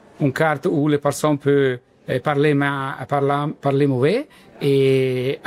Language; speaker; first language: French; non-native, learner; Italian